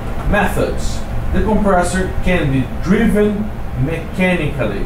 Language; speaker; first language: English; non-native, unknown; Portuguese